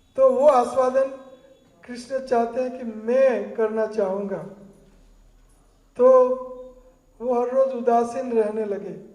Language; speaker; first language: Hindi; non-native, learner; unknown